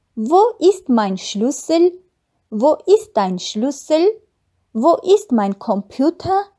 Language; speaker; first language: German; non-native, fluent; Armenian